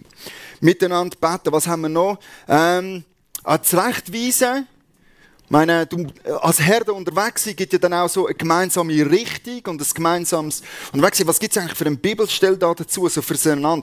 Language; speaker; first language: German; native; German